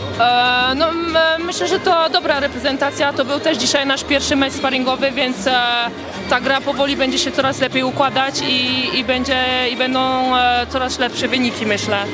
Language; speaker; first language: Polish; early bilingual, heritage; Polish